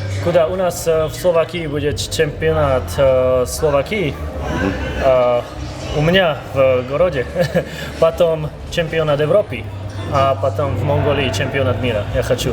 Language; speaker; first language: Russian; non-native, learner; Slovak